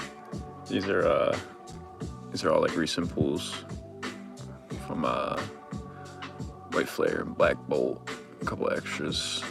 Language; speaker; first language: English; native; English